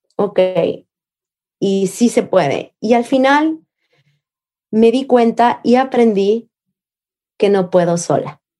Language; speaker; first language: Spanish; native; Spanish